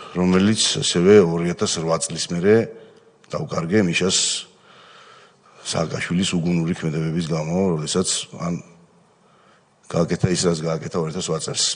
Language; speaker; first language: Georgian; native; Georgian